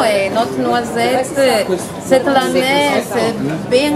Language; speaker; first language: French; non-native, learner; Italian